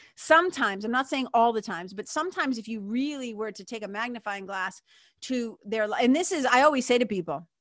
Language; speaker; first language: English; native; English